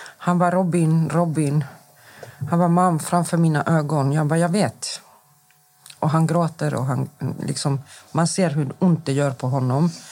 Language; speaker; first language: Swedish; native; Swedish